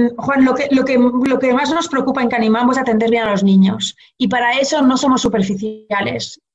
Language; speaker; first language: Spanish; early bilingual, heritage; Portuguese